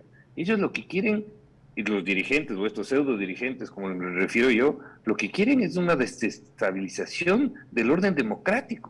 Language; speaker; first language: Spanish; native; Spanish